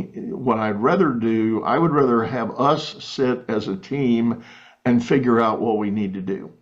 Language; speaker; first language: English; native; English